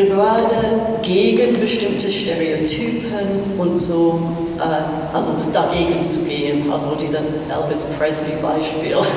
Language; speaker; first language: German; non-native, fluent; English